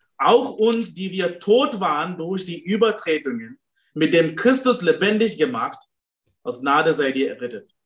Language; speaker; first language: German; non-native, fluent; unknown